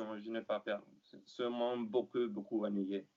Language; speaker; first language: French; non-native, learner; Italian